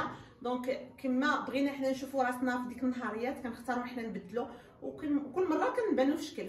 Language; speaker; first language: Arabic; native; Arabic